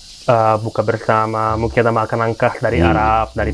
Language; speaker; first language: Indonesian; non-native, fluent; Italian